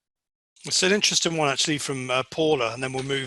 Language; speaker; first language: English; native; English